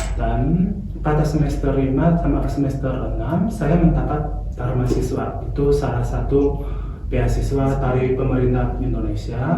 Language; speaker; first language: Indonesian; non-native, fluent; Chinese